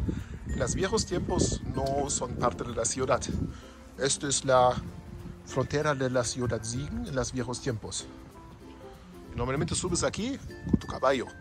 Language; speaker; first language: Spanish; non-native, learner; German